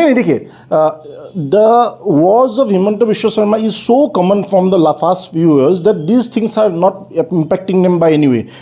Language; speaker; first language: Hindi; non-native, local second language; Bangla